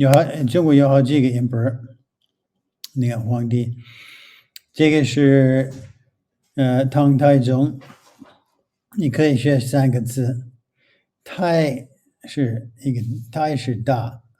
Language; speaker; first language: Chinese; non-native, fluent; English